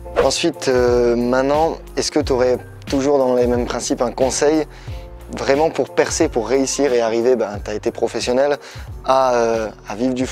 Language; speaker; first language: French; native; French